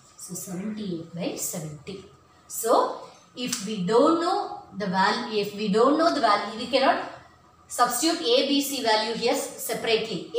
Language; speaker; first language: English; non-native, local second language; Tamil